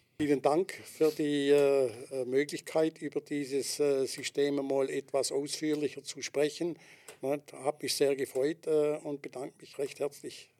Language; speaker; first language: German; native; German